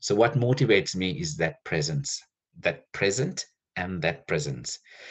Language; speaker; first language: English; non-native, local second language; Sinhala